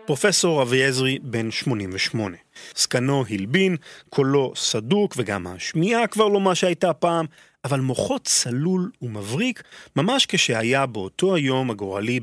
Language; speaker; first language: Hebrew; native; Hebrew